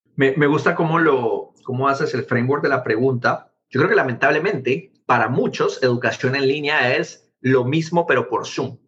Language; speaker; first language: Spanish; native; Spanish